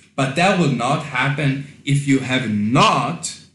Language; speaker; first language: English; non-native, fluent; Swedish